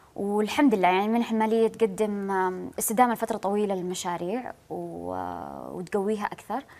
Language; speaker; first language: Arabic; native; Arabic